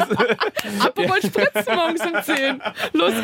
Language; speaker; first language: German; native; German